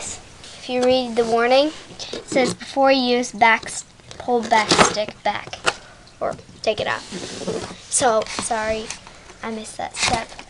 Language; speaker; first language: English; native; English